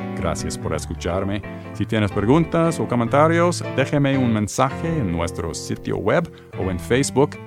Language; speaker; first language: Spanish; non-native, fluent; English